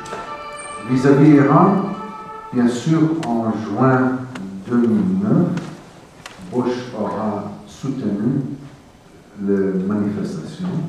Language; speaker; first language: French; non-native, fluent; English